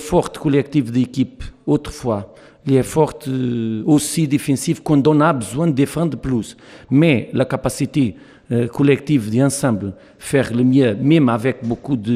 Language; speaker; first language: French; non-native, learner; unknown